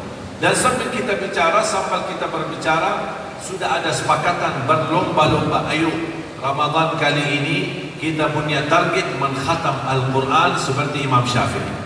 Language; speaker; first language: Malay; non-native, fluent; Arabic